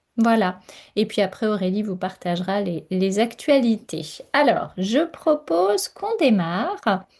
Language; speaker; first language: French; native; French